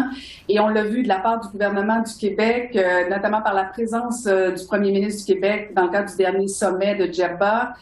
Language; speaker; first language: French; native; French